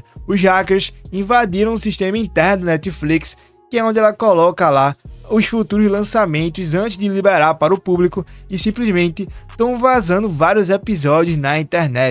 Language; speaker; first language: Portuguese; native; Portuguese